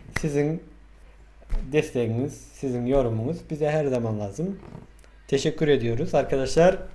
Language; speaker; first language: Turkish; non-native, fluent; Mongolian